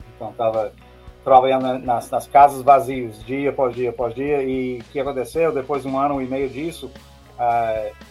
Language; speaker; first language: Portuguese; non-native, fluent; English